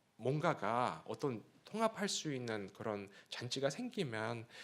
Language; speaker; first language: Korean; non-native, fluent; Russian